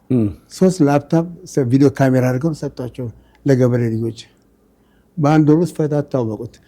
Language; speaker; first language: Amharic; native; Amharic